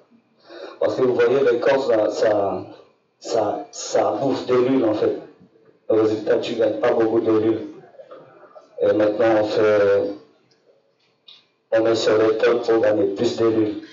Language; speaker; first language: French; non-native, local second language; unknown